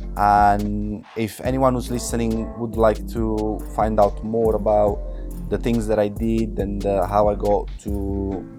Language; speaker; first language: English; non-native, fluent; Italian